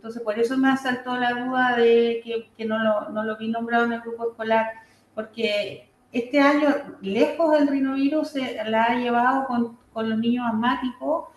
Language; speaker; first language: Spanish; native; Spanish